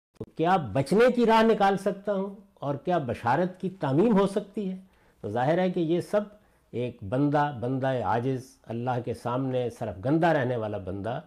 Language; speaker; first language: Urdu; non-native, local second language; Punjabi